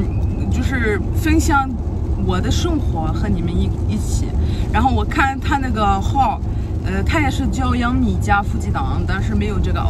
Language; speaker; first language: Chinese; non-native, fluent; French